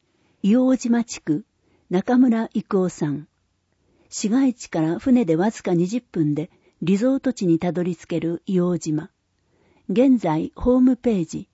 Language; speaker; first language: Japanese; native; Japanese